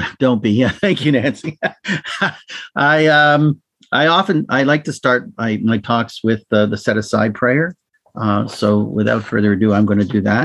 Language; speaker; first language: English; native; English